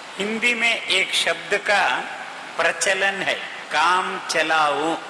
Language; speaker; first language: Hindi; non-native, local second language; Kannada